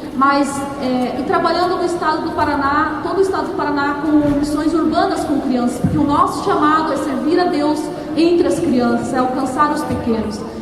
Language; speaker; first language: Portuguese; native; Portuguese